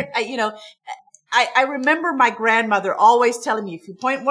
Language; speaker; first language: English; non-native, fluent; German